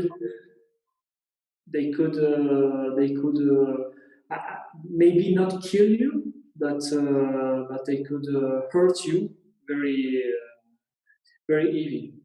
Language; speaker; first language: English; non-native, learner; Italian